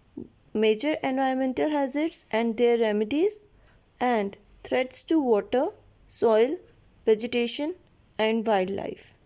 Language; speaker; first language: English; non-native, local second language; Urdu